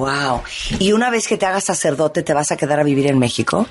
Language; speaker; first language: Spanish; native; Spanish